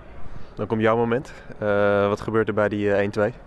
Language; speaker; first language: Dutch; native; Dutch